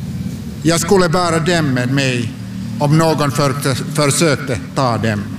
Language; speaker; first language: Swedish; non-native, local second language; Finnish